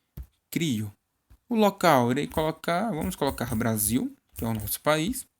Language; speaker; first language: Portuguese; native; Portuguese